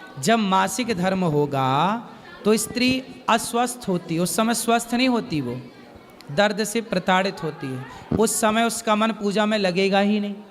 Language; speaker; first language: Hindi; native; Hindi